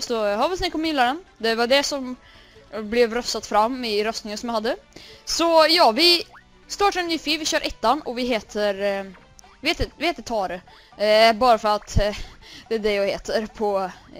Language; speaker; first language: Swedish; native; Swedish